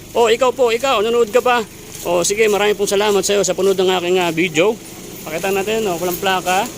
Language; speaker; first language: Filipino; native; Filipino